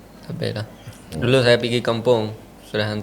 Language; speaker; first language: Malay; non-native, learner; Punjabi